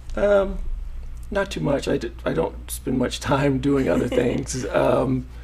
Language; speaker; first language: English; native; English